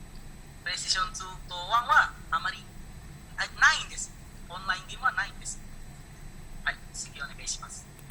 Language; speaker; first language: Japanese; non-native, learner; Indonesian